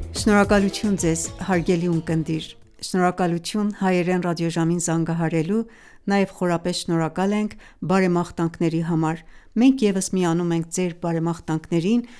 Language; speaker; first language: Armenian; early bilingual, heritage; Armenian